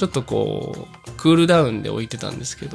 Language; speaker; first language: Japanese; native; Japanese